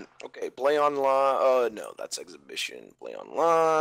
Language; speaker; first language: English; native; English